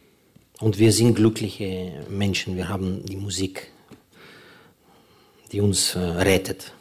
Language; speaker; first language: German; non-native, fluent; Ukrainian